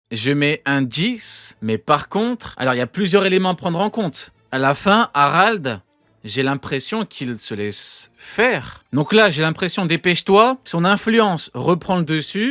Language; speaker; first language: French; native; French